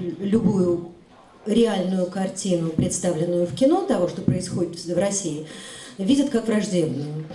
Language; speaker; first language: Russian; native; Russian